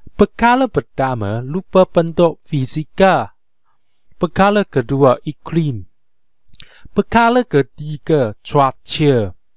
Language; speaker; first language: Malay; non-native, local second language; Chinese